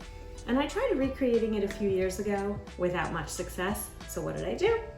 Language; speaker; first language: English; native; English